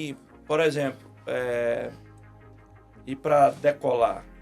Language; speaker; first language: Portuguese; native; Portuguese